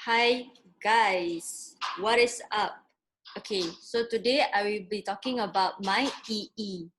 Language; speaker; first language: English; non-native, local second language; Malay